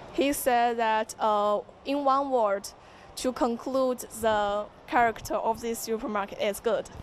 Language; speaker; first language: English; non-native, fluent; Chinese